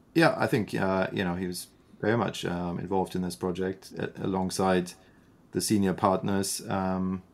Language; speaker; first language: English; non-native, fluent; German